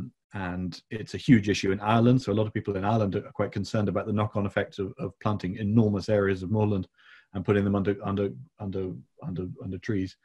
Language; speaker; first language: English; native; English